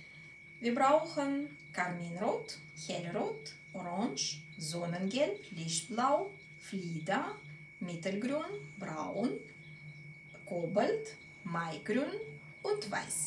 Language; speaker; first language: German; non-native, fluent; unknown